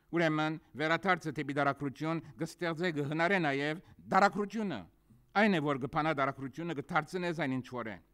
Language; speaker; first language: Armenian; early bilingual, heritage; Armenian